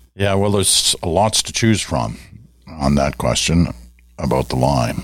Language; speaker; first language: English; native; English